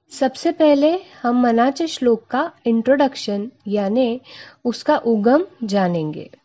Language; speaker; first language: Hindi; non-native, local second language; Marathi